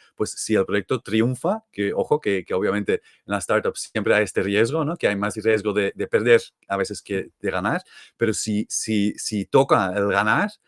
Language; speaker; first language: Spanish; non-native, fluent; Dutch